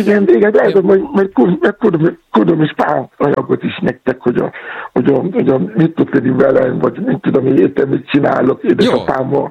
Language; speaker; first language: Hungarian; non-native, fluent; Yoruba